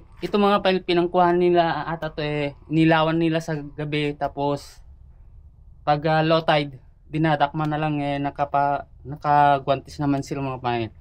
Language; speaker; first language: Filipino; non-native, local second language; Iloko